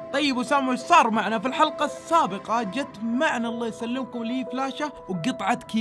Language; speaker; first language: Arabic; native; Arabic